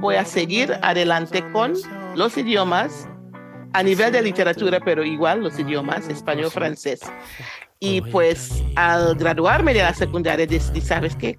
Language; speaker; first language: Spanish; non-native, fluent; English